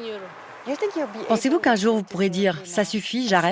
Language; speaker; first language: French; native; French